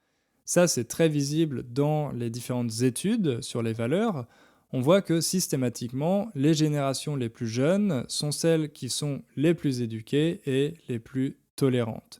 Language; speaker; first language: French; native; French